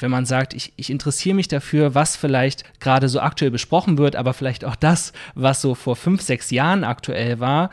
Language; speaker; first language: German; native; German